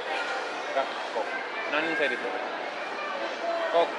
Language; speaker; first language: Japanese; non-native, learner; Indonesian